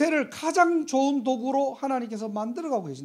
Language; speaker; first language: Korean; native; Korean